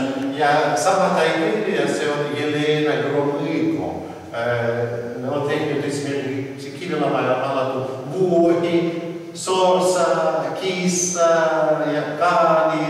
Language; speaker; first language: Finnish; non-native, learner; Russian